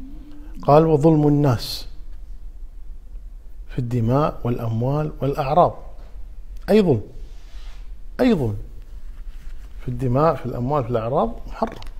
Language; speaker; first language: Arabic; native; Arabic